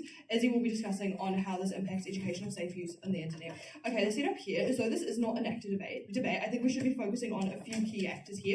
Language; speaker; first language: English; native; English